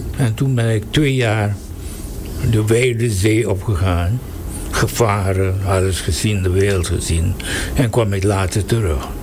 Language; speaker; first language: Dutch; native; Dutch